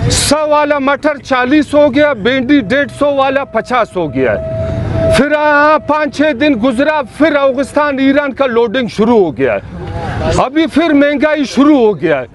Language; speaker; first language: Urdu; non-native, local second language; Pashto